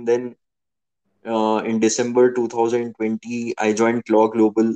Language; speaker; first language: English; non-native, local second language; Hindi